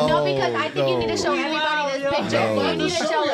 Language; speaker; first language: English; native; English